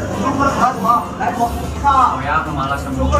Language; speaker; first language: Chinese; non-native, learner; Thai